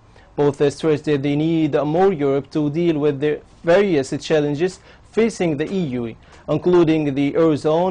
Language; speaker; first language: English; non-native, local second language; Arabic